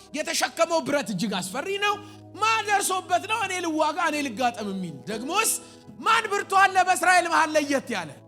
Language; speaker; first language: Amharic; native; Amharic